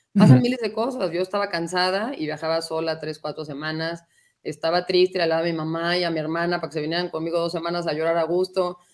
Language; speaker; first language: Spanish; native; Spanish